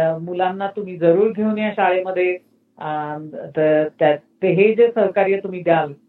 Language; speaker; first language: Marathi; native; Marathi